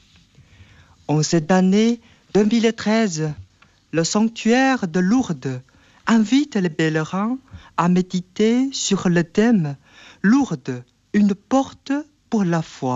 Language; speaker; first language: French; non-native, fluent; Chinese